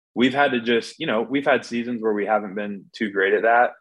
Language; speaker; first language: English; native; English